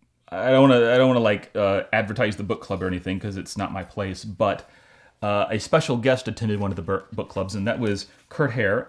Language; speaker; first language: English; native; English